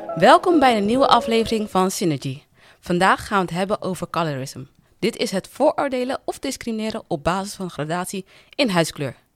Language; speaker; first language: Dutch; early bilingual, other home language; Kabuverdianu